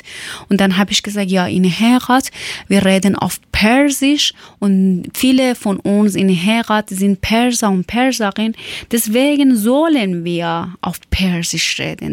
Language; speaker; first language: German; non-native, learner; Persian